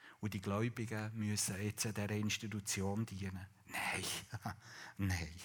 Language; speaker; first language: German; native; German